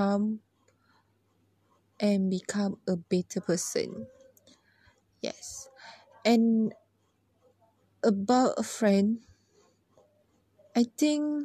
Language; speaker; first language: English; non-native, learner; Malay